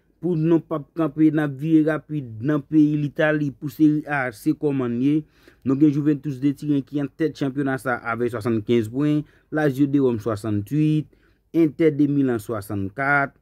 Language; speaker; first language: French; non-native, learner; Haitian Creole